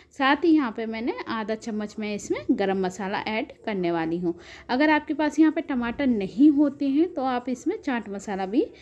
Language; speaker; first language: Hindi; native; Hindi